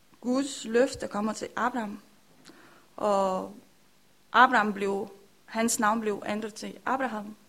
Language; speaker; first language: Danish; non-native, learner; Romanian